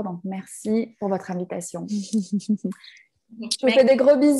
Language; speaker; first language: French; native; French